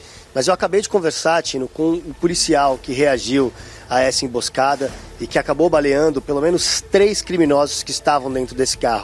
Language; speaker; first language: Portuguese; native; Portuguese